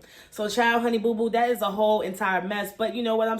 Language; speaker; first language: English; native; English